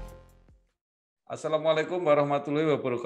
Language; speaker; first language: Indonesian; native; Indonesian